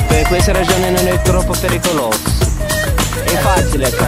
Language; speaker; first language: Italian; non-native, learner; English